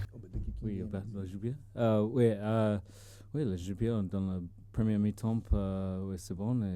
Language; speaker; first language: French; non-native, learner; English